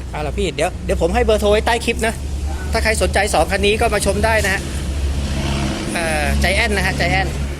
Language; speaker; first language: Thai; native; Thai